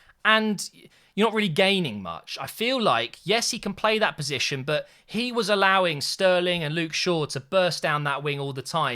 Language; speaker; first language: English; native; English